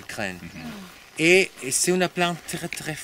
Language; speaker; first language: French; non-native, learner; Spanish